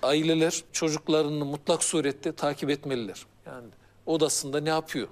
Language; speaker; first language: Turkish; native; Turkish